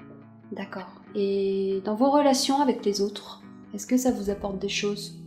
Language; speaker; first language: French; native; French